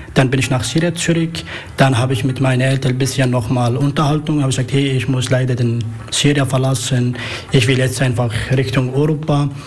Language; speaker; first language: German; non-native, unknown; Arabic